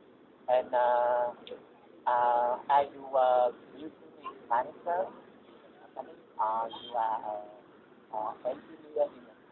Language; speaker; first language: English; non-native, learner; Vietnamese